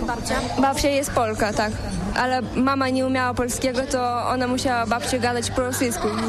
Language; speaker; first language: Polish; non-native, local second language; Russian